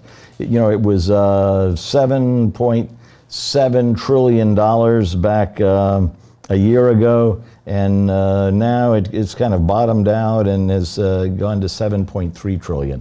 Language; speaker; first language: English; native; English